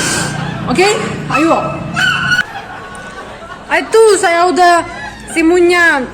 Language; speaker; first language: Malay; non-native, learner; Russian